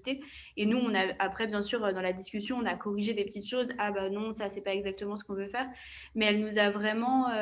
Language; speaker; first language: French; native; French